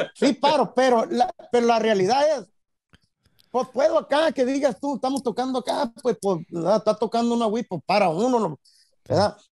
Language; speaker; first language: Spanish; early bilingual, heritage; Spanish